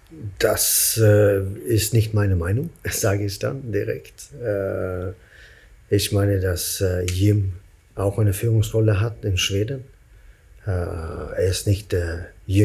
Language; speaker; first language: German; non-native, fluent; Swedish